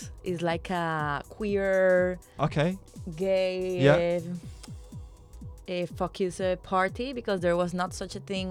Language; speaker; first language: English; non-native, fluent; Spanish